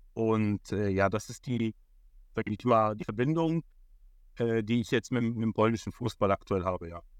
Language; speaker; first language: German; early bilingual, other home language; Polish